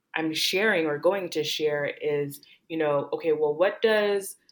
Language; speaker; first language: English; early bilingual, other home language; Haitian Creole